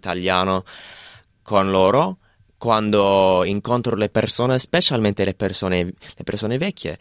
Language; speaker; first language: Italian; non-native, fluent; English